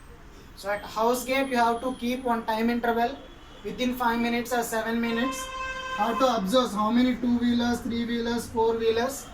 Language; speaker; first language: English; non-native, local second language; Telugu